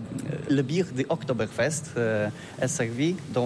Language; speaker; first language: French; non-native, learner; Polish